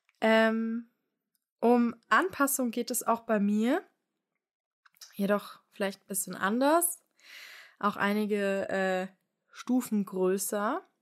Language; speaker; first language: German; native; German